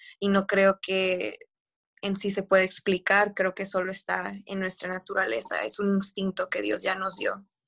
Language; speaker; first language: Spanish; early bilingual, heritage; Spanish